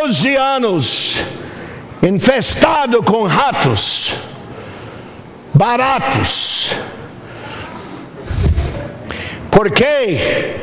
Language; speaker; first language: Portuguese; non-native, fluent; English